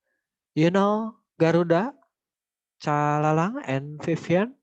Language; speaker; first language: English; non-native, learner; Indonesian